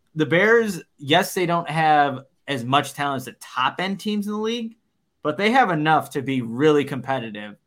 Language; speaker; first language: English; native; English